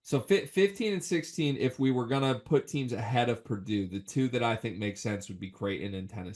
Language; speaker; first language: English; native; English